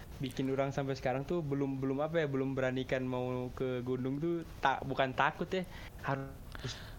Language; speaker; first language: Indonesian; non-native, local second language; Sundanese